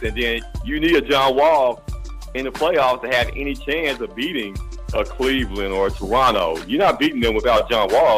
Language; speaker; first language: English; native; English